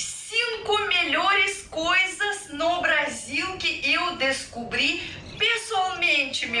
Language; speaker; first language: Portuguese; non-native, fluent; Russian